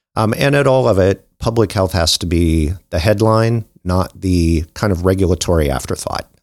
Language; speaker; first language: English; native; English